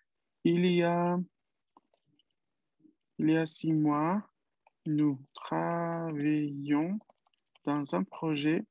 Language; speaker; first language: French; non-native, fluent; Spanish